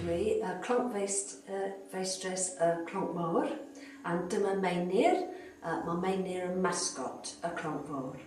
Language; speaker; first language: Welsh; non-native, fluent; English